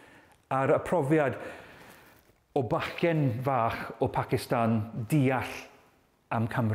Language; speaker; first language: Welsh; non-native, learner; English